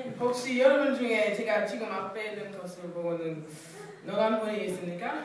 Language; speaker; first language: Korean; non-native, fluent; English